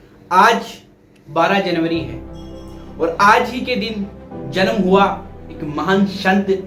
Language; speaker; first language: Hindi; native; Hindi